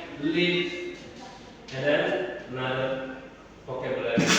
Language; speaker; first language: English; non-native, learner; Indonesian